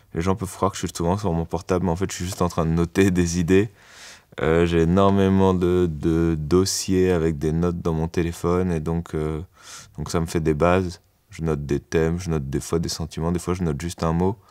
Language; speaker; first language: French; native; French